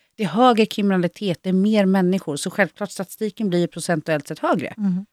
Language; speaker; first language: Swedish; native; Swedish